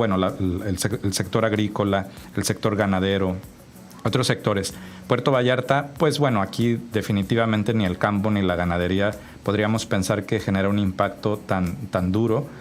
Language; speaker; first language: Spanish; native; Spanish